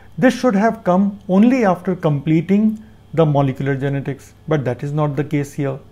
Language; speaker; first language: English; non-native, local second language; Hindi